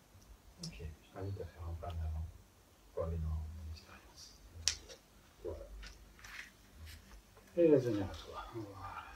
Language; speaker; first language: French; native; French